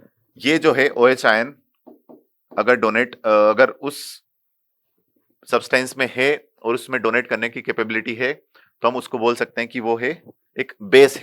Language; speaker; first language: Hindi; native; Hindi